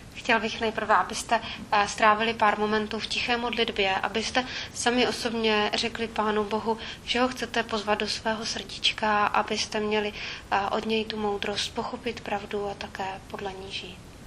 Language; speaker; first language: Czech; native; Czech